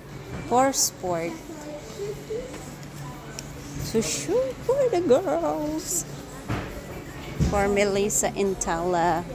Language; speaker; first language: English; non-native, local second language; Filipino